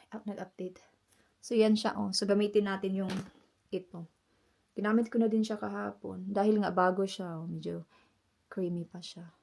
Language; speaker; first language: Filipino; non-native, local second language; Cebuano